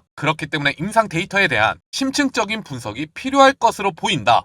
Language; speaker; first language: Korean; native; Korean